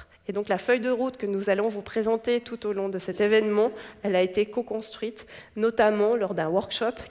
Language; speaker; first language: French; native; French